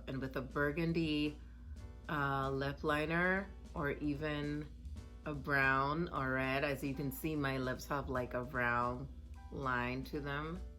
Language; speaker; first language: English; native; English